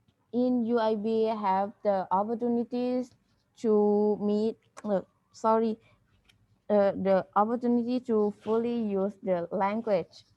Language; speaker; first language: English; non-native, learner; Thai